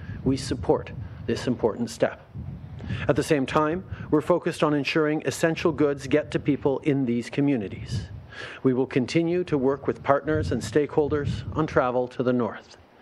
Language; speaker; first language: English; early bilingual, other home language; French